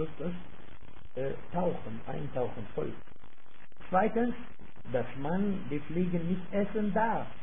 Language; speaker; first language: German; non-native, fluent; Arabic